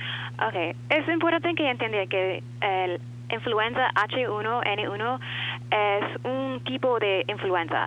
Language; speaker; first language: Spanish; non-native, learner; English